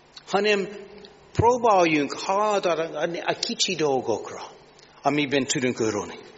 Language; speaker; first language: Hungarian; non-native, learner; English